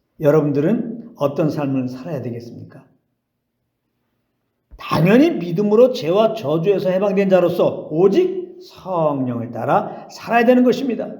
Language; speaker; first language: Korean; native; Korean